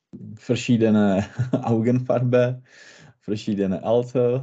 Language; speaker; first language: German; non-native, learner; Czech